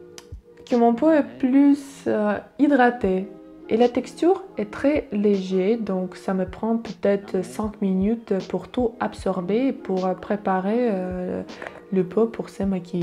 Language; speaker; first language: French; non-native, learner; Russian